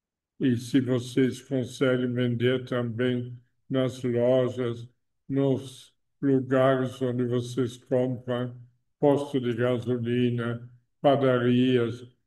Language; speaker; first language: Portuguese; non-native, fluent; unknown